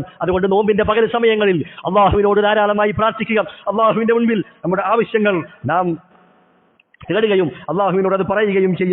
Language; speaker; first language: Malayalam; native; Malayalam